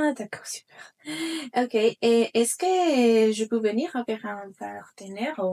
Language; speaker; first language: French; non-native, fluent; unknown